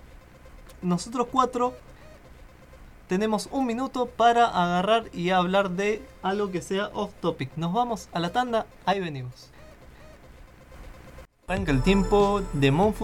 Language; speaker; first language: Spanish; native; Spanish